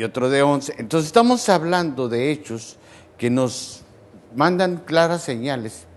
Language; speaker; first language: Spanish; native; Spanish